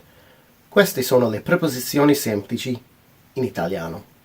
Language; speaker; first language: Italian; non-native, fluent; English